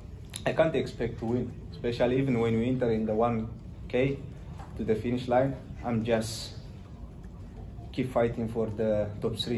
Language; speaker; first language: English; non-native, learner; Tigrinya